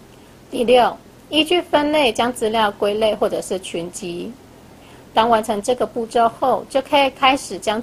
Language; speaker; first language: Chinese; native; Chinese